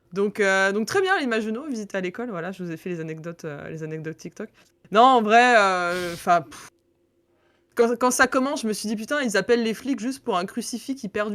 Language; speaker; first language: French; native; French